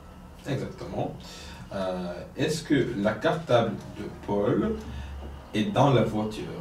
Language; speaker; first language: French; non-native, fluent; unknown